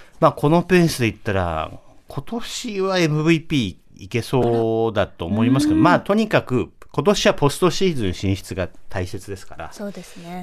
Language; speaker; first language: Japanese; native; Japanese